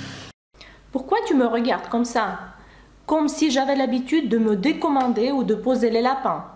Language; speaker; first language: French; non-native, fluent; Russian